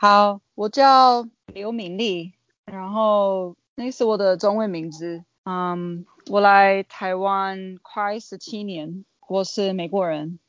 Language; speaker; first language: Chinese; non-native, fluent; English